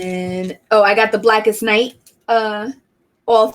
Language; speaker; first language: English; native; English